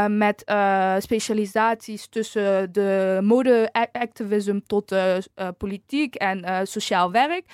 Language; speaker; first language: Dutch; early bilingual, other home language; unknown